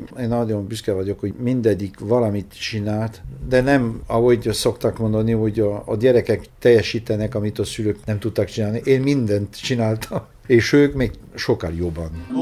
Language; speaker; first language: Hungarian; non-native, fluent; French